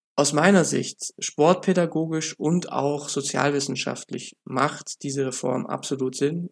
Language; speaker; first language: German; native; German